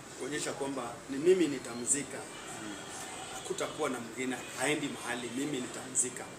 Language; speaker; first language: Swahili; non-native, local second language; Luyia